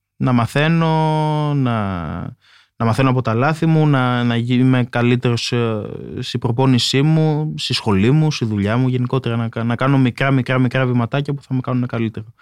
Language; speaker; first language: Greek; native; Greek